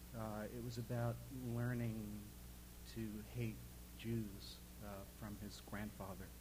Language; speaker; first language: English; native; English